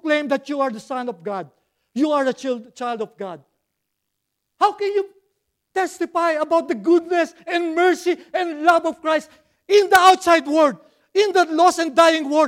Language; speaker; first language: English; non-native, local second language; Filipino